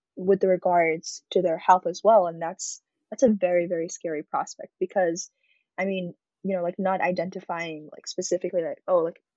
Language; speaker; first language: English; early bilingual, other home language; Arabic